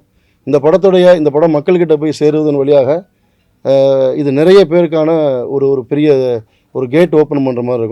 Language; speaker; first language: Tamil; native; Tamil